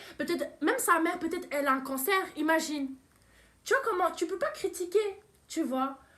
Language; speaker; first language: French; early bilingual, other home language; Portuguese